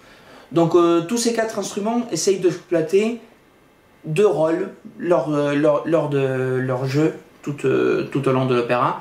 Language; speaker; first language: French; non-native, fluent; Spanish